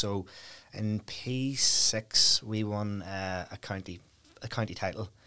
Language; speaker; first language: English; native; English